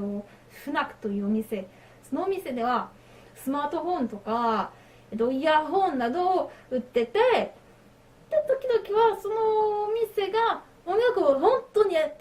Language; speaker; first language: Japanese; non-native, learner; French